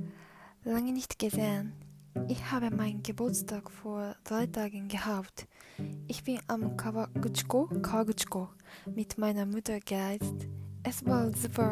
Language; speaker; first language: German; non-native, learner; Japanese